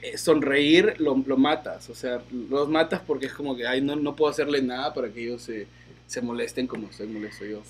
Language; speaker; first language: Spanish; native; Spanish